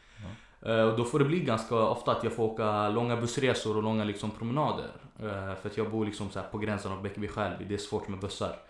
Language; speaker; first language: Swedish; early bilingual, other home language; Arabic